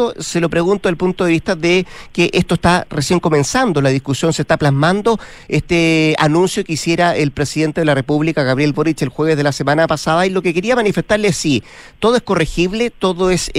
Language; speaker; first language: Spanish; native; Spanish